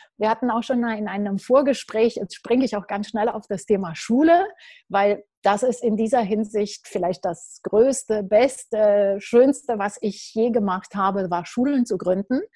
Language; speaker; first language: German; non-native, fluent; Romanian